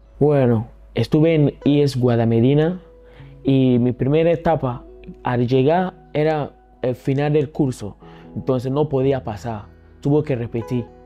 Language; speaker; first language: Spanish; early bilingual, other home language; Akan